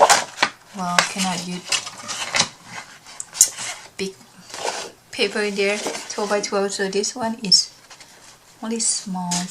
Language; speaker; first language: English; non-native, learner; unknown